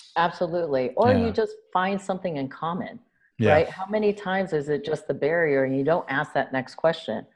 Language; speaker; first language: English; native; English